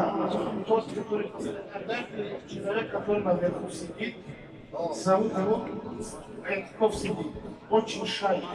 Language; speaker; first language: Russian; non-native, learner; Tajik